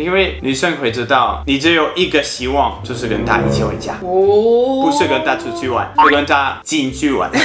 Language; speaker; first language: Chinese; non-native, fluent; French